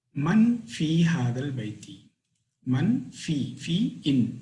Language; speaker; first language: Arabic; non-native, fluent; Tamil